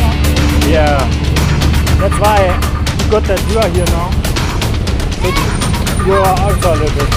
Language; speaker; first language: English; non-native, learner; German